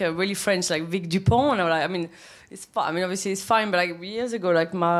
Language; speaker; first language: English; non-native, fluent; French